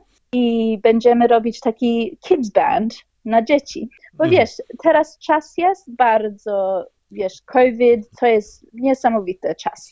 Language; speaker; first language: Polish; early bilingual, heritage; Polish